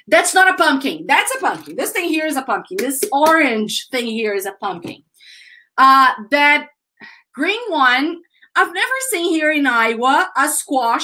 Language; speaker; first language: English; non-native, fluent; Portuguese